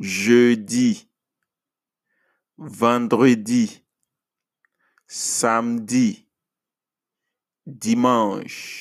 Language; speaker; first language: French; non-native, fluent; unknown